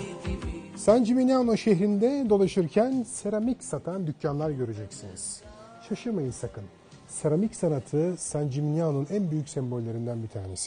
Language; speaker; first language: Turkish; native; Turkish